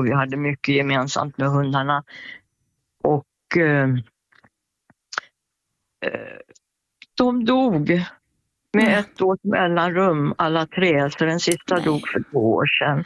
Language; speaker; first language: Swedish; native; Swedish